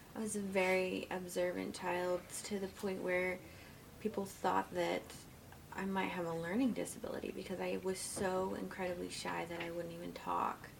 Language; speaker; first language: English; native; English